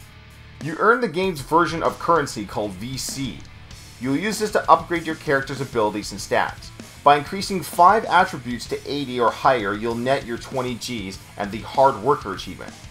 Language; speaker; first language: English; native; English